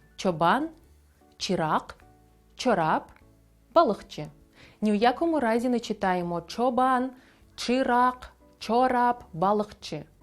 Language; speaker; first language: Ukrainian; non-native, local second language; Crimean Tatar